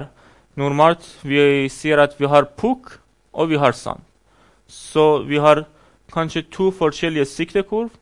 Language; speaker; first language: Norwegian; non-native, learner; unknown